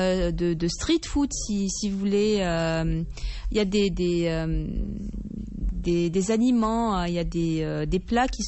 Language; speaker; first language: French; non-native, fluent; Arabic